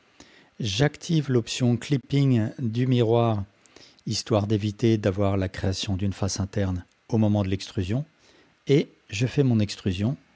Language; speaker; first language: French; native; French